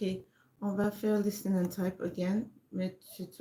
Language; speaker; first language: French; non-native, fluent; English